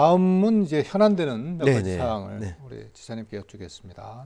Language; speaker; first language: Korean; native; Korean